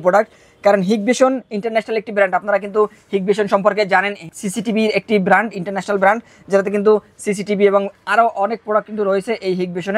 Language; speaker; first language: Bangla; native; Bangla